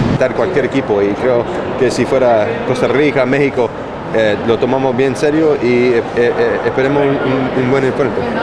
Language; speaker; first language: Spanish; early bilingual, heritage; Spanish